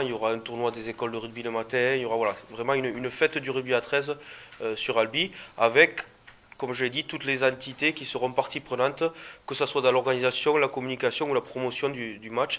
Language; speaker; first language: French; native; French